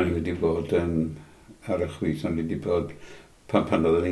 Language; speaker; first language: Welsh; native; Welsh